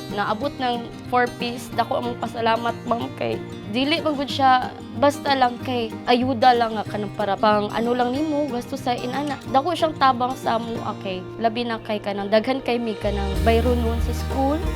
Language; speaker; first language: Cebuano; native; Cebuano